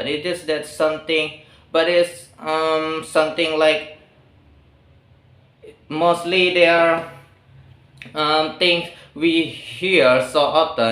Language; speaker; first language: English; non-native, learner; Indonesian